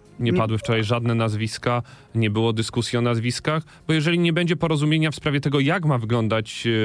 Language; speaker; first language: Polish; native; Polish